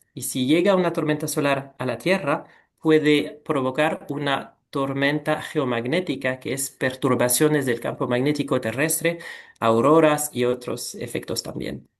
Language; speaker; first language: Spanish; non-native, fluent; French